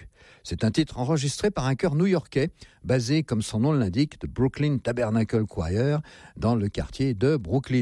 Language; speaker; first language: French; native; French